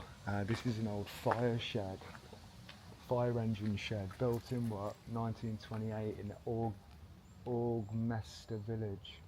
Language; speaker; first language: English; native; English